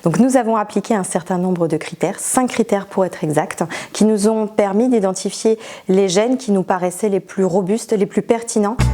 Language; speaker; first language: French; native; French